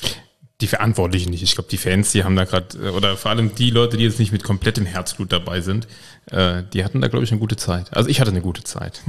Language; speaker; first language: German; native; German